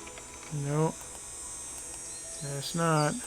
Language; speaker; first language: English; native; English